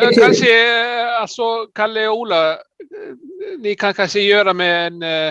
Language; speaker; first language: Swedish; non-native, fluent; Icelandic